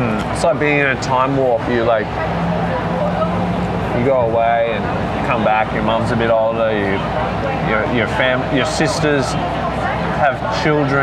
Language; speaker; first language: English; native; English